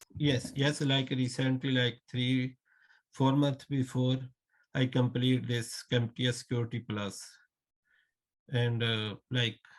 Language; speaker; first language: English; non-native, learner; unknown